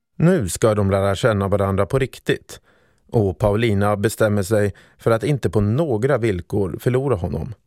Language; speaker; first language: Swedish; native; Swedish